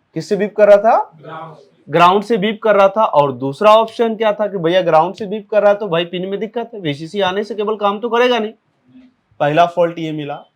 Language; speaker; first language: Hindi; native; Hindi